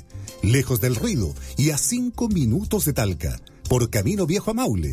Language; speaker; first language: Spanish; native; Spanish